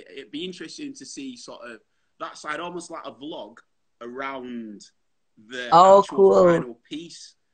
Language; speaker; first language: English; native; English